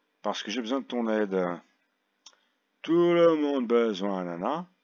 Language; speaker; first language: French; native; French